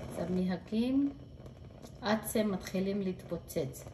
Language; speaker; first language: Hebrew; non-native, fluent; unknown